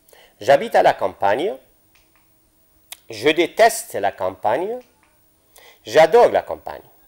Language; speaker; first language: French; non-native, fluent; Arabic